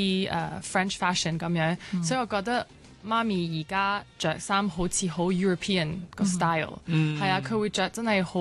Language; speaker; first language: Cantonese; early bilingual, other home language; French